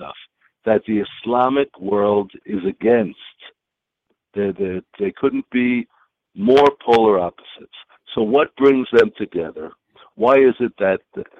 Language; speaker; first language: English; native; English